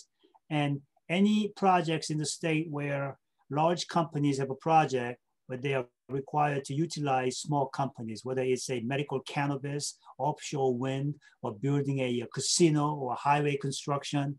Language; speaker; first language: English; non-native, fluent; Korean